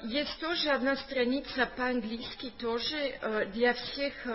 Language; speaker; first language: Russian; non-native, fluent; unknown